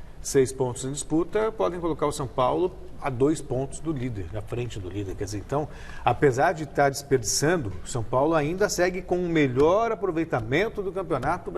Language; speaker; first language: Portuguese; native; Portuguese